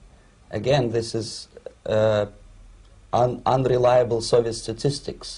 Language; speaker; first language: English; non-native, fluent; Russian